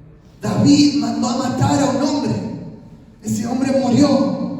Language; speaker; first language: Spanish; native; Spanish